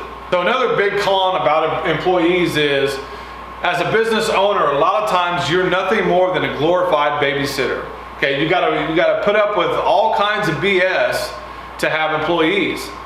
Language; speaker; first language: English; native; English